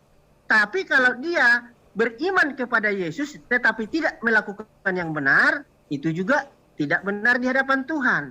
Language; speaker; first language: Indonesian; native; Indonesian